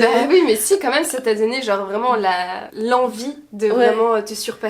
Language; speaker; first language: French; native; French